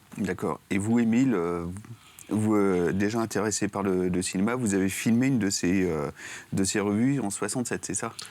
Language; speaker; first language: French; native; French